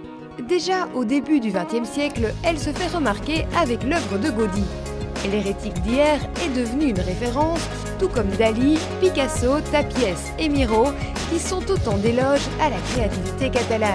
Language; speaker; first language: French; native; French